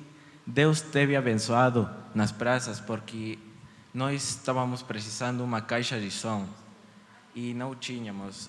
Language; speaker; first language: Portuguese; early bilingual, heritage; Portuguese